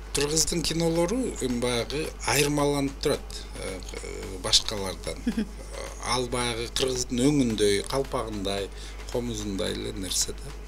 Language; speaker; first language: Kyrgyz; native; Kyrgyz